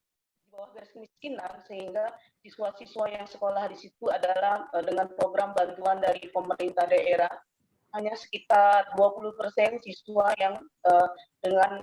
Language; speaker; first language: Indonesian; native; Indonesian